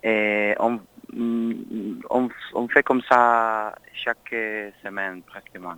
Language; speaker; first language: French; non-native, learner; Spanish